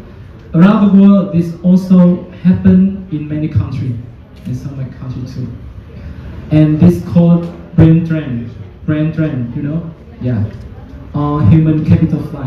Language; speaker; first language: English; non-native, fluent; Vietnamese